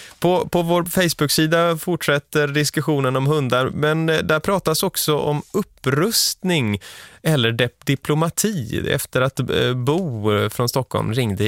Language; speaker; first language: Swedish; native; Swedish